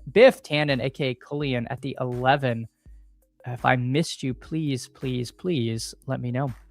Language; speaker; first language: English; native; English